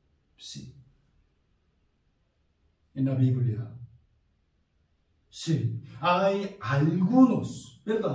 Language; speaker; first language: Spanish; non-native, fluent; Korean